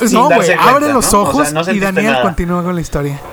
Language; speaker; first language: Spanish; native; Spanish